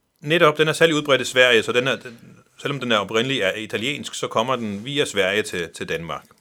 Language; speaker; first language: Danish; non-native, local second language; Faroese